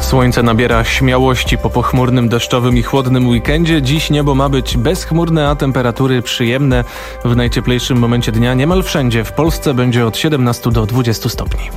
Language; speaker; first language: Polish; native; Polish